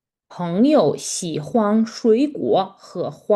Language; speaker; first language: Chinese; non-native, fluent; Georgian